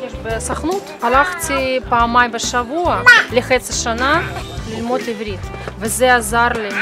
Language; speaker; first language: Hebrew; non-native, learner; Russian